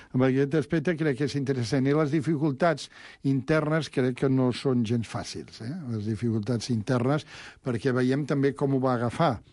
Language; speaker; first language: Catalan; native; Catalan